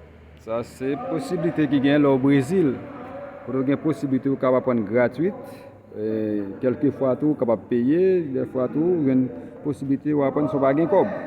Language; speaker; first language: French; non-native, local second language; Haitian Creole